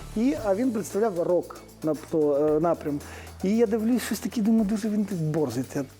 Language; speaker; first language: Ukrainian; native; Ukrainian